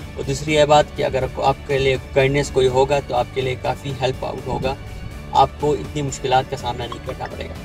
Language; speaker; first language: Urdu; non-native, local second language; Pashto